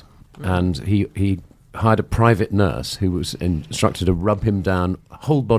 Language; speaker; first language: English; native; English